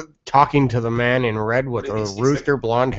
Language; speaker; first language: English; native; English